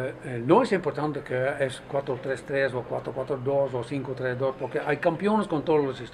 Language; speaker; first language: Spanish; non-native, fluent; Dutch